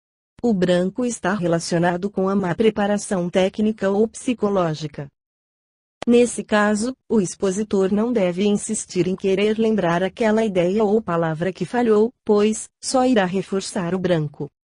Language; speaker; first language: Portuguese; native; Portuguese